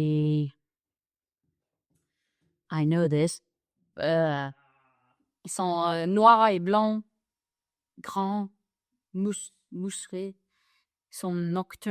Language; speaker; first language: French; non-native, fluent; English